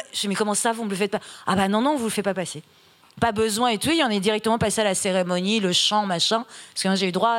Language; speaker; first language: French; early bilingual, other home language; Persian